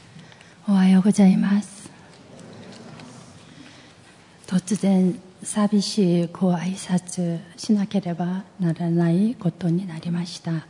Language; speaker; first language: Japanese; non-native, fluent; Korean